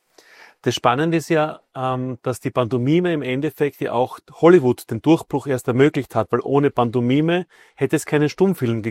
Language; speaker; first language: German; native; German